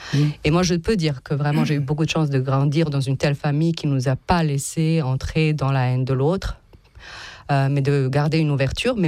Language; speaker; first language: French; non-native, fluent; Serbian